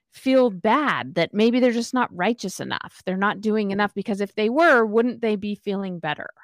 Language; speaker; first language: English; native; English